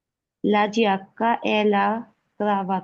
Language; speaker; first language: Italian; non-native, learner; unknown